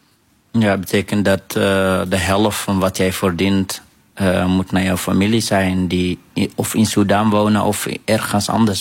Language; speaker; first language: Dutch; non-native, fluent; Arabic